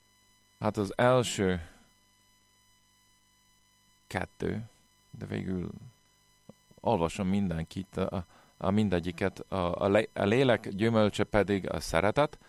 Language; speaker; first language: Hungarian; non-native, fluent; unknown